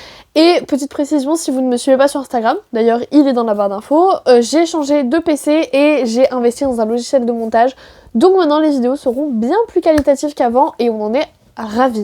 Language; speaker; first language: French; native; French